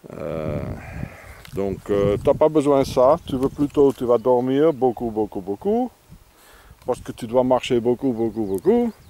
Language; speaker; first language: French; non-native, fluent; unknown